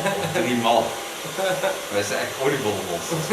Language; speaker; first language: Dutch; native; Dutch